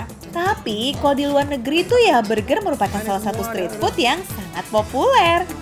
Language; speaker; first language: Indonesian; native; Indonesian